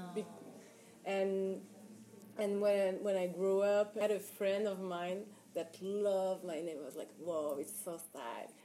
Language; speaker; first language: English; non-native, fluent; Arabic